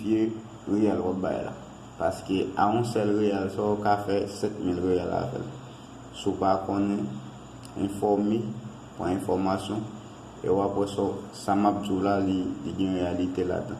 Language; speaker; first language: French; non-native, learner; Haitian Creole